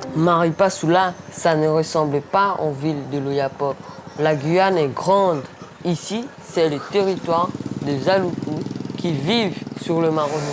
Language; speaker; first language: French; non-native, local second language; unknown